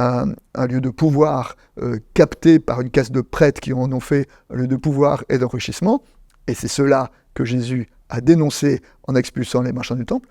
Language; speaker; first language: French; native; French